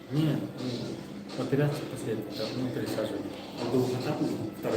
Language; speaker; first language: Russian; native; Russian